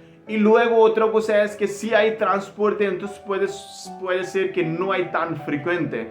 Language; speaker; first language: Spanish; non-native, learner; Hindi